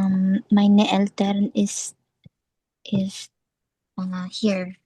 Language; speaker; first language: German; non-native, learner; Filipino